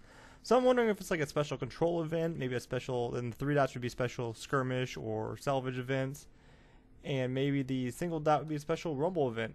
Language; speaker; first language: English; native; English